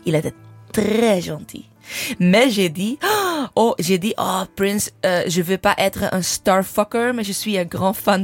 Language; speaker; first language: French; non-native, fluent; English